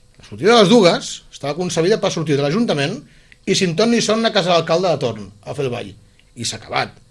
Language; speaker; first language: Catalan; native; Catalan